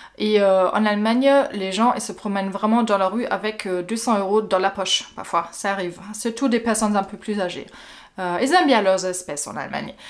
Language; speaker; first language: French; non-native, fluent; German